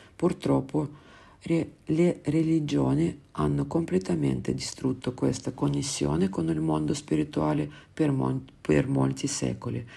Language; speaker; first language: Italian; non-native, fluent; Russian